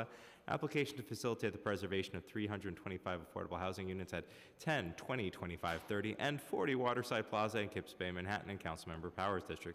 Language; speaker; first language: English; native; English